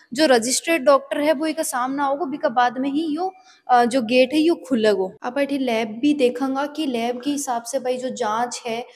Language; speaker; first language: Hindi; native; Hindi